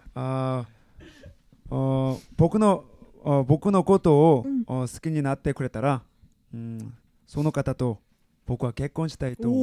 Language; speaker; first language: Japanese; non-native, learner; Korean